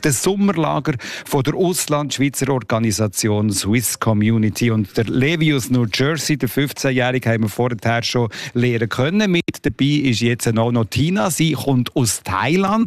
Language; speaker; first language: German; native; German